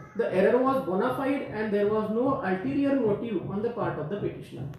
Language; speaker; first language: English; non-native, local second language; Marathi